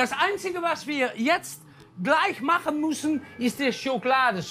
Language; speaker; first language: German; non-native, learner; Dutch